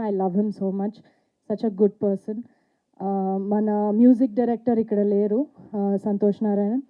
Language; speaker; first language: Telugu; non-native, fluent; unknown